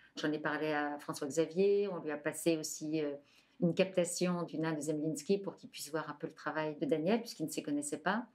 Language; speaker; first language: French; native; French